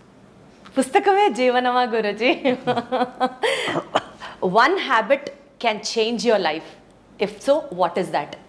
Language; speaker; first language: Telugu; native; Telugu